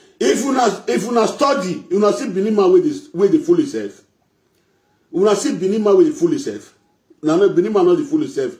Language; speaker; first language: Nigerian Pidgin; non-native, local second language; Bini